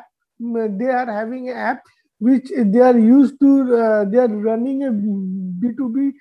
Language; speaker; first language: English; non-native, local second language; Bangla